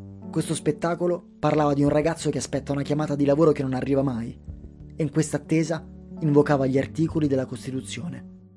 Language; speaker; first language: Italian; native; Italian